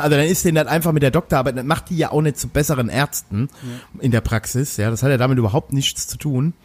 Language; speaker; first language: German; native; German